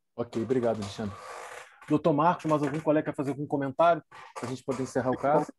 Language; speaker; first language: Portuguese; native; Portuguese